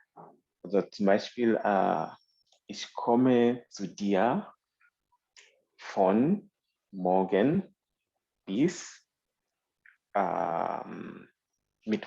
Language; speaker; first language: German; non-native, fluent; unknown